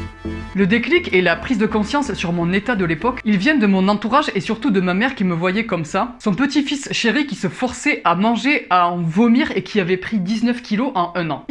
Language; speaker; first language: French; native; French